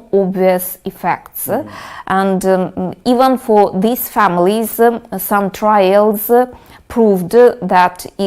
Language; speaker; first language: English; non-native, fluent; Russian